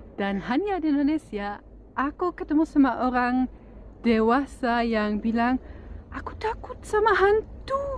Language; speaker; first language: Indonesian; non-native, fluent; German